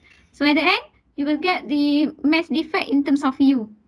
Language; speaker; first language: English; non-native, local second language; Malay